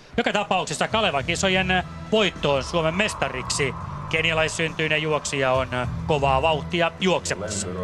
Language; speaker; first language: Finnish; native; Finnish